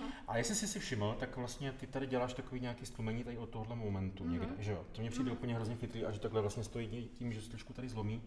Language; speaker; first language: Czech; native; Czech